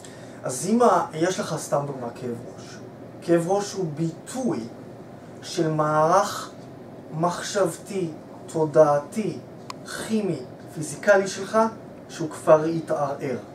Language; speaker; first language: Hebrew; native; Hebrew